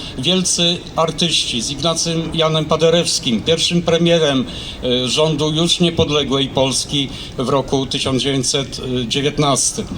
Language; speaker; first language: Polish; native; Polish